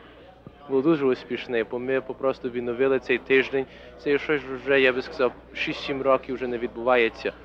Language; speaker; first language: Ukrainian; early bilingual, heritage; Ukrainian